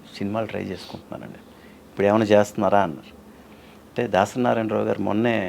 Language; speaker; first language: Telugu; native; Telugu